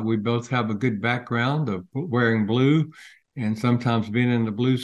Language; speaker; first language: English; native; English